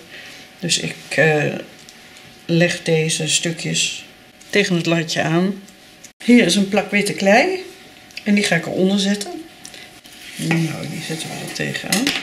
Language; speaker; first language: Dutch; native; Dutch